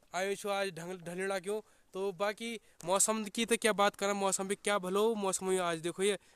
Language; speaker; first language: Hindi; native; Hindi